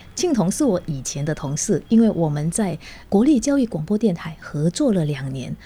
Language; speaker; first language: Chinese; native; Chinese